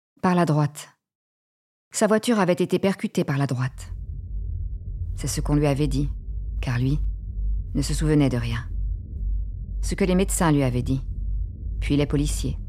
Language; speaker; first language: French; native; French